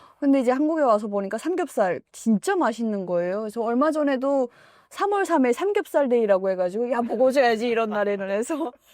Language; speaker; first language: Korean; native; Korean